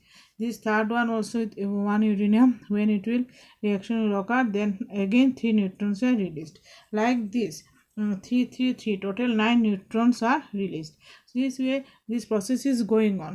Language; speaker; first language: English; non-native, local second language; Bangla